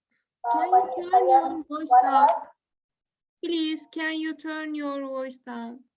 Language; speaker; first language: English; non-native, learner; Turkish